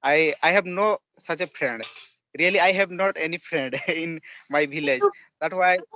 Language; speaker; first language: English; non-native, learner; Odia